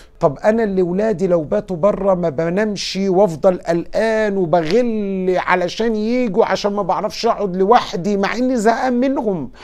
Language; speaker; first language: Arabic; native; Arabic